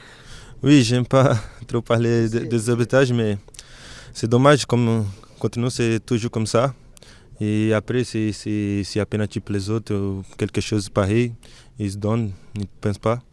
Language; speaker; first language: French; non-native, learner; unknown